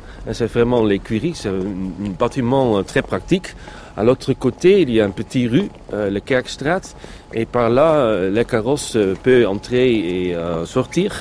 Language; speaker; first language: French; non-native, fluent; Dutch